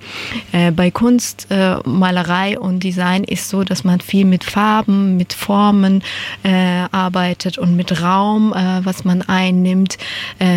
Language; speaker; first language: German; non-native, fluent; Persian